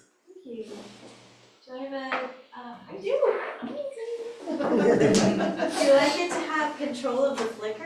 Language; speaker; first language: English; native; English